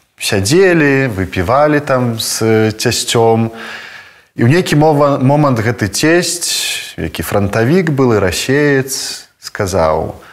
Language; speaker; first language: Belarusian; native; Belarusian